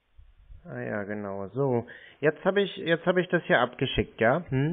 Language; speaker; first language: German; native; German